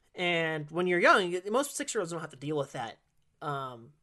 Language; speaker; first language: English; native; English